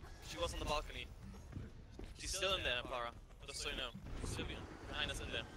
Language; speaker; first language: English; non-native, fluent; German